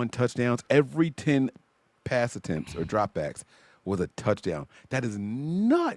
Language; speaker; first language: English; native; English